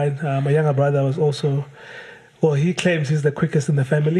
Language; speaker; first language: English; non-native, local second language; Xhosa